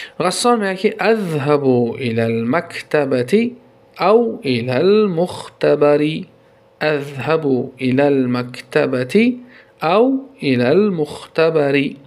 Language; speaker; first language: Arabic; non-native, fluent; Tajik